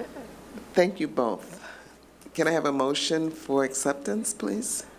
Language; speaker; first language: English; native; English